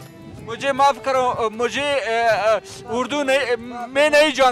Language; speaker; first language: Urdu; non-native, learner; Persian